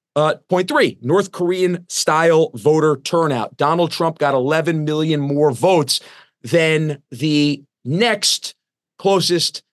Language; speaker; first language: English; native; English